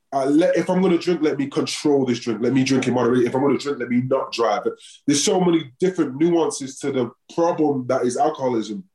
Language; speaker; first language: English; native; English